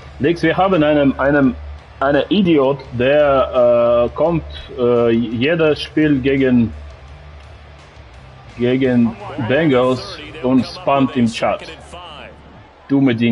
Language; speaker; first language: German; non-native, learner; Russian